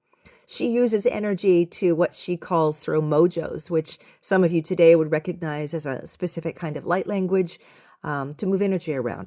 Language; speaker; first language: English; native; English